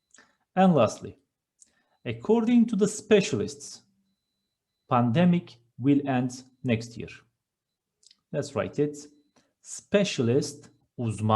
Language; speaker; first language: English; non-native, fluent; Turkish